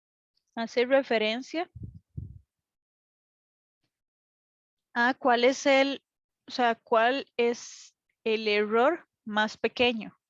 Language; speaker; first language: Spanish; native; Spanish